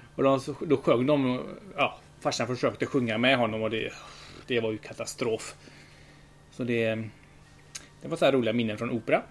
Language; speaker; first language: Swedish; early bilingual, other home language; Spanish